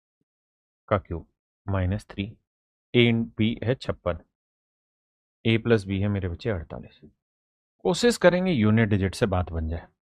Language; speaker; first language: Hindi; native; Hindi